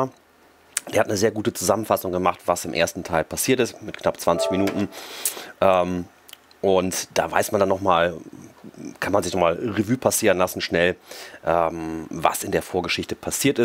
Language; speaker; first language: German; native; German